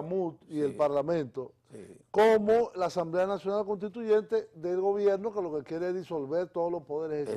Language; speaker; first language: Spanish; native; Spanish